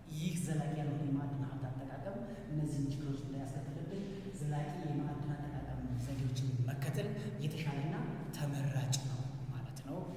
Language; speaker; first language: Amharic; native; Amharic